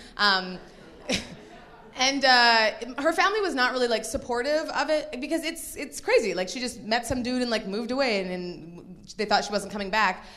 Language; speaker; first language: English; native; English